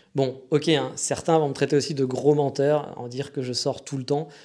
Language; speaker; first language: French; native; French